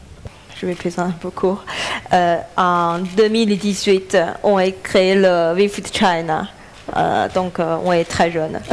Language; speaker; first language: French; non-native, learner; Chinese